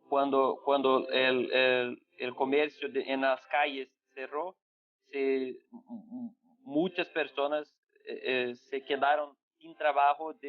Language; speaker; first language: Spanish; non-native, fluent; Portuguese